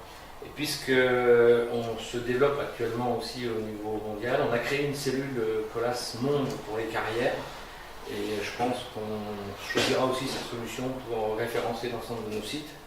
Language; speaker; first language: French; native; French